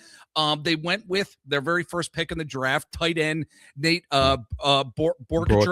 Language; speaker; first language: English; native; English